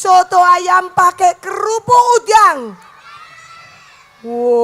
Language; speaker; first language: Indonesian; native; Indonesian